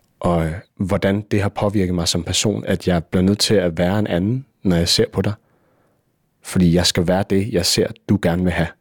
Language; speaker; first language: Danish; native; Danish